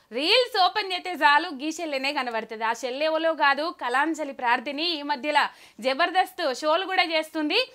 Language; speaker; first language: Telugu; native; Telugu